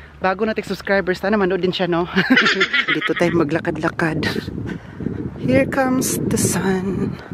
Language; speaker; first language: Filipino; non-native, local second language; Cebuano